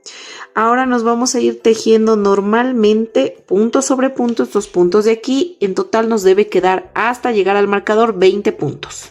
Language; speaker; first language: Spanish; native; Spanish